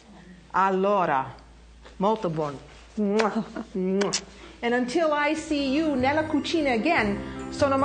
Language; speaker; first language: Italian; non-native, learner; English